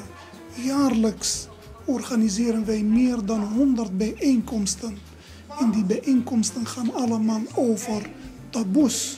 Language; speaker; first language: Dutch; non-native, fluent; Arabic